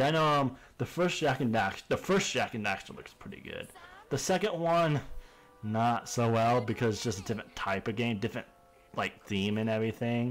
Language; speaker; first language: English; native; English